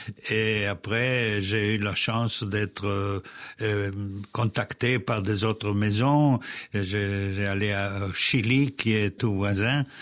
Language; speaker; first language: French; non-native, fluent; Spanish